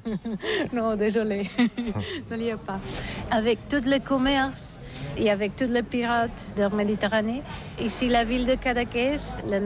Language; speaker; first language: French; non-native, learner; Catalan